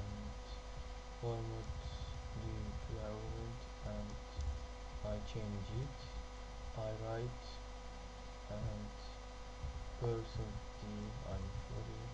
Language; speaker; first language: English; non-native, learner; Turkish